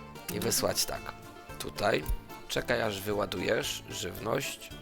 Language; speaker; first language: Polish; native; Polish